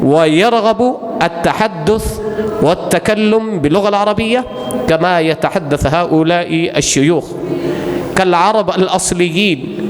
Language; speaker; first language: Arabic; non-native, fluent; Urdu